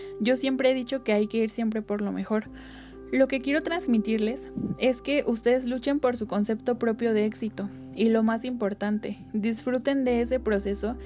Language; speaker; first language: Spanish; native; Spanish